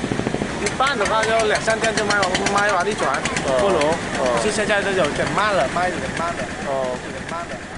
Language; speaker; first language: Chinese; non-native, fluent; Vietnamese